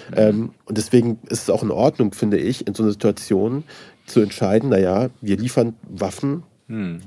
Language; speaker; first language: German; early bilingual, other home language; Persian